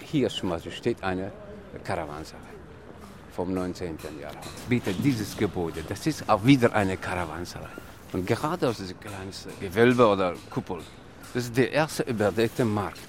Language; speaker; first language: German; non-native, learner; Tajik